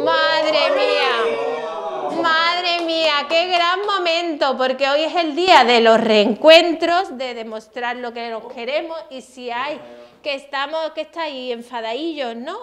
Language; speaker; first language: Spanish; native; Spanish